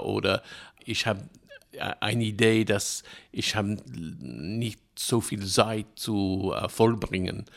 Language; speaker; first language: German; non-native, fluent; English